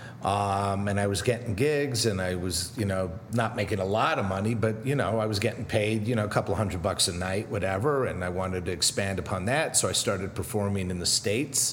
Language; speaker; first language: English; native; English